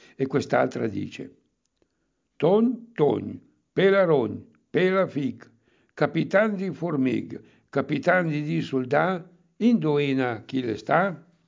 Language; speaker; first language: Italian; native; Italian